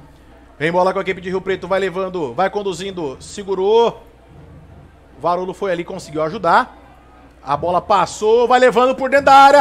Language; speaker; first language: Portuguese; native; Portuguese